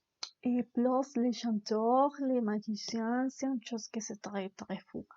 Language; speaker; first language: French; non-native, learner; Spanish